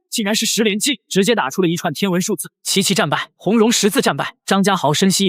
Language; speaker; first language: Chinese; native; Chinese